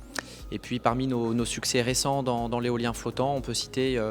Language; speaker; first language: French; native; French